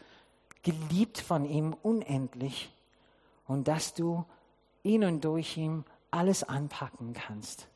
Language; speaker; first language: German; non-native, fluent; English